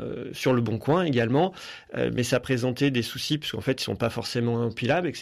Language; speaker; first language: French; native; French